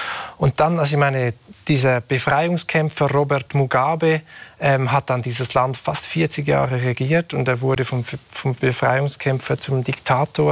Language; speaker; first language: German; native; German